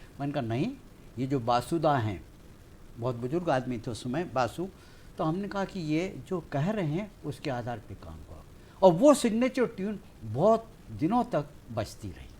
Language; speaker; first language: Hindi; native; Hindi